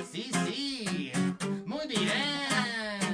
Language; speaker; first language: Spanish; non-native, learner; English